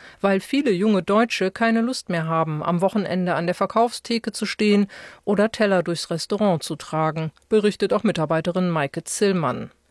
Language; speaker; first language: German; native; German